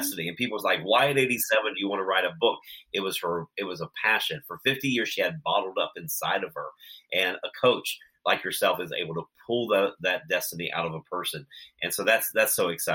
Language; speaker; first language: English; native; English